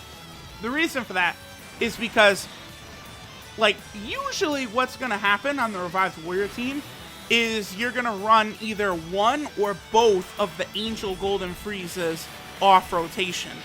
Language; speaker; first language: English; native; English